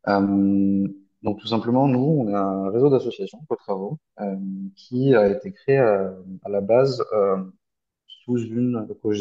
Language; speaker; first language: French; native; French